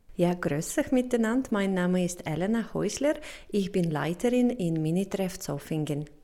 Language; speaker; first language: German; non-native, learner; Russian